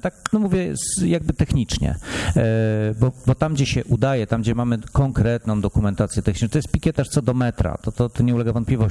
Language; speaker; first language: Polish; native; Polish